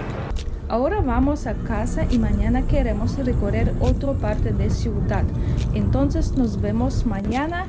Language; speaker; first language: Spanish; non-native, fluent; Russian